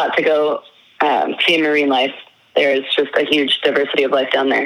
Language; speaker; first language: English; native; English